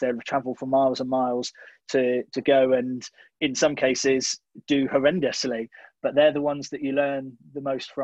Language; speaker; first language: English; native; English